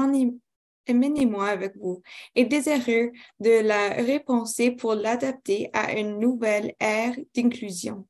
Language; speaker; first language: French; non-native, local second language; English